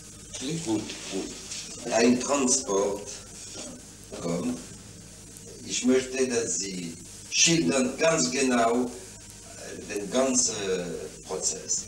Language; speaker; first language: German; non-native, fluent; French